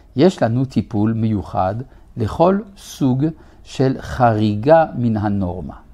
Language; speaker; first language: Hebrew; native; Hebrew